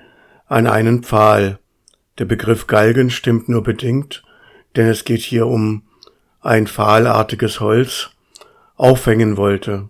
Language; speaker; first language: German; native; German